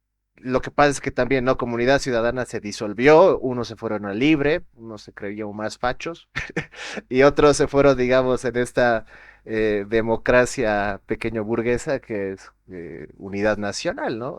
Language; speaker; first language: Spanish; native; Spanish